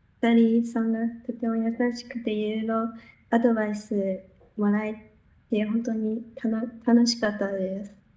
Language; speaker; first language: Japanese; non-native, learner; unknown